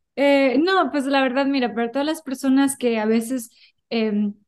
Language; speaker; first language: Spanish; early bilingual, heritage; Spanish